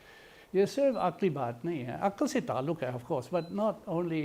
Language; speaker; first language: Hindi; non-native, fluent; English